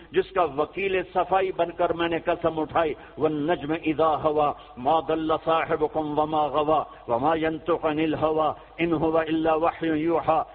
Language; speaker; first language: Urdu; native; Urdu